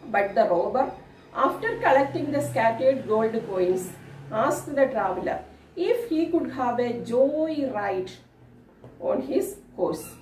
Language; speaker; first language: English; non-native, local second language; Malayalam